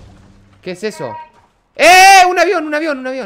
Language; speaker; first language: Spanish; native; Spanish